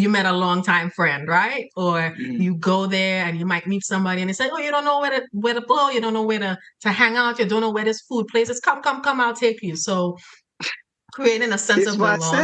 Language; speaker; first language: English; early bilingual, other home language; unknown